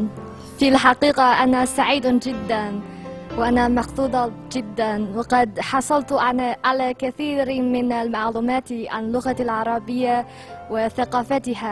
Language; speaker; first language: Arabic; non-native, learner; Chinese